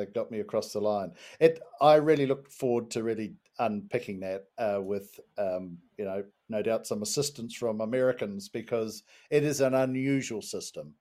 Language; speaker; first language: English; native; English